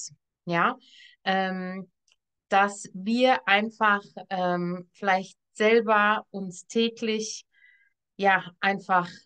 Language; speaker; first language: German; native; German